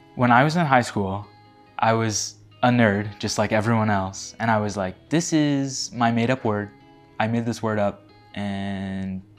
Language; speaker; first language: English; native; English